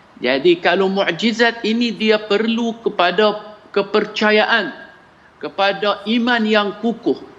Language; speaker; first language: Malay; non-native, fluent; Arabic